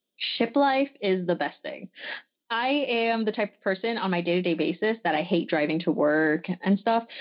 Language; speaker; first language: English; early bilingual, other home language; French